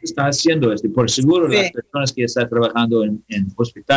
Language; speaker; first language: Spanish; non-native, learner; English